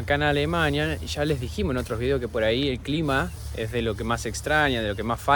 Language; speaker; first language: Spanish; native; Spanish